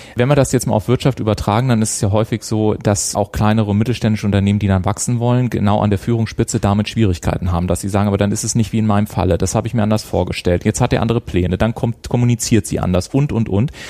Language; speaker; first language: German; native; German